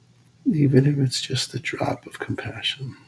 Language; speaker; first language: English; native; English